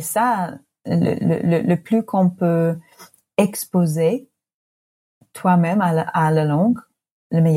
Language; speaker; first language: French; non-native, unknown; English